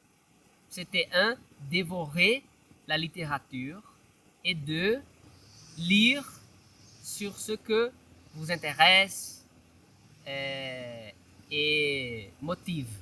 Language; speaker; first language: French; non-native, fluent; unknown